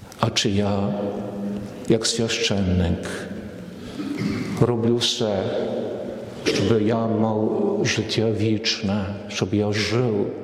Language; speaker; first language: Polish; non-native, learner; Ukrainian